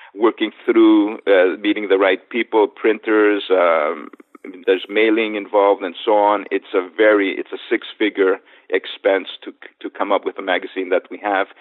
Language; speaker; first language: English; native; English